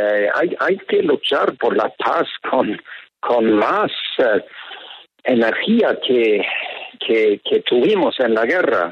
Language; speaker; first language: Spanish; non-native, fluent; Norwegian